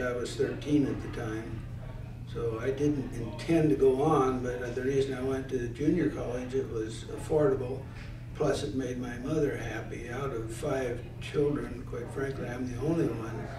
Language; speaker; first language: English; native; English